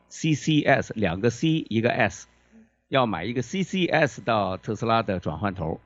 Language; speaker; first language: Chinese; native; Chinese